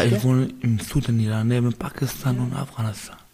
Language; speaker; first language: German; non-native, learner; Persian